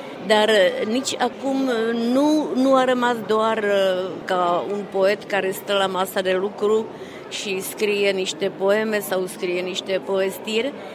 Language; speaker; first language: Romanian; non-native, fluent; Czech